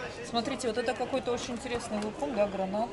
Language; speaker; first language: Russian; native; Russian